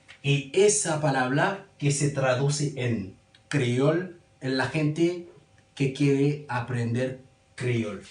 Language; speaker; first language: Spanish; non-native, learner; Haitian Creole